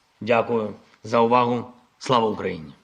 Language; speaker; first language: Ukrainian; non-native, local second language; Russian